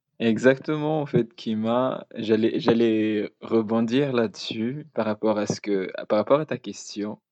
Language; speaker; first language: French; non-native, local second language; Malagasy